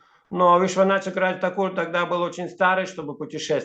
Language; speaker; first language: Russian; native; Russian